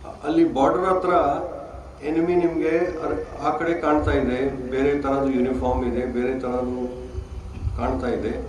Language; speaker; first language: Kannada; non-native, fluent; Hindi